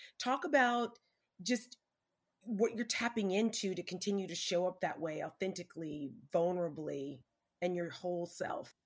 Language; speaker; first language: English; native; English